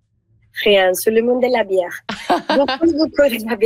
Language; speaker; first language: French; non-native, learner; Spanish